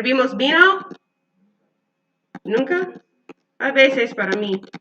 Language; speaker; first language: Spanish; non-native, learner; English